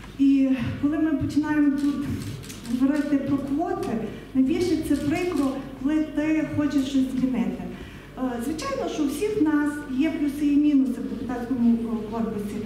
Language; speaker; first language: Ukrainian; native; Ukrainian